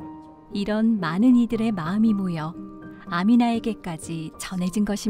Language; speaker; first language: Korean; native; Korean